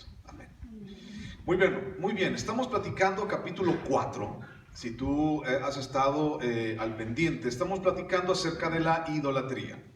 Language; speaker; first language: Spanish; native; Spanish